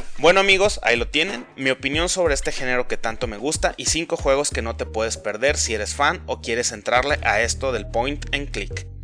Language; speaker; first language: Spanish; native; Spanish